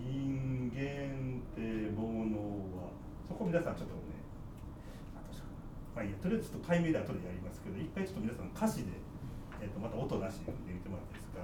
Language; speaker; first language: Japanese; native; Japanese